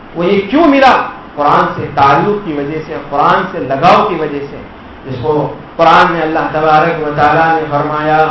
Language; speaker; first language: Urdu; non-native, local second language; Gujarati